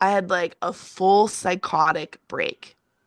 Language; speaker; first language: English; native; English